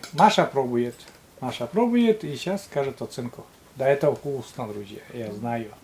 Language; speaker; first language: Russian; native; Russian